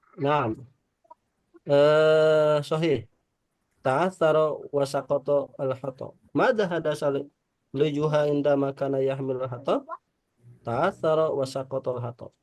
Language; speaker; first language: Arabic; non-native, fluent; Indonesian